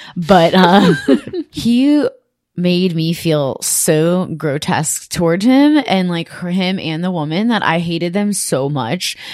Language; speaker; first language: English; native; English